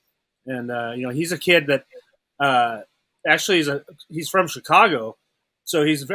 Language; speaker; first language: English; native; English